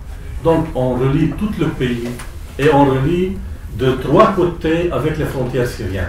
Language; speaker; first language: French; non-native, local second language; Arabic